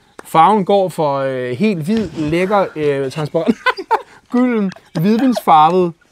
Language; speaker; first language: Danish; native; Danish